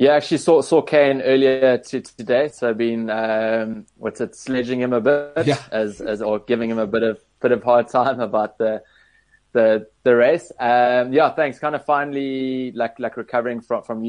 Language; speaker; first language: English; native; English